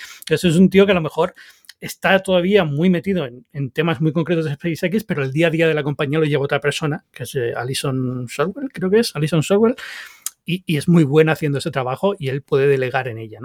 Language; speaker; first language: Spanish; native; Spanish